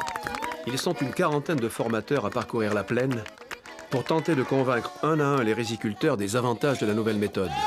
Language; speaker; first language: French; native; French